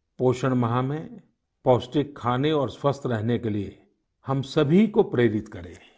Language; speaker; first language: Hindi; native; Hindi